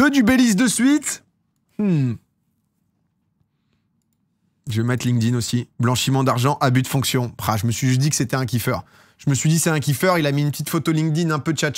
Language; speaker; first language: French; native; French